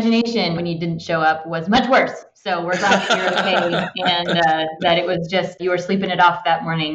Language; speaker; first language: English; native; English